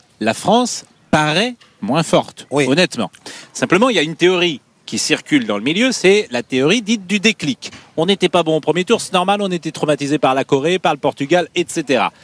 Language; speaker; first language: French; native; French